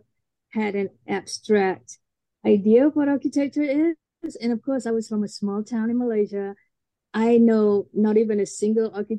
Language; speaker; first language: English; non-native, local second language; Malay